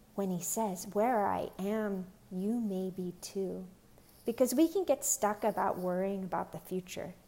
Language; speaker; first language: English; native; English